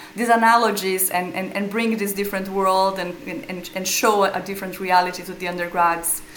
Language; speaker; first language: English; non-native, fluent; Portuguese